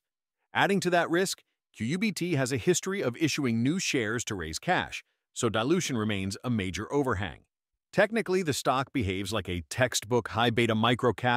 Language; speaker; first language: English; native; English